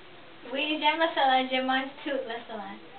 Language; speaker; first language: French; non-native, learner; English